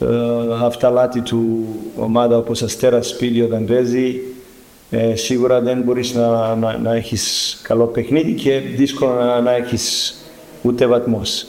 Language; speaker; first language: Greek; non-native, learner; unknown